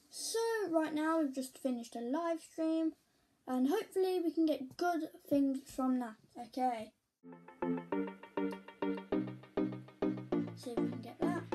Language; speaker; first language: English; native; English